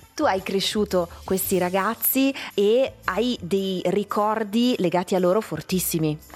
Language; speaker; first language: Italian; native; Italian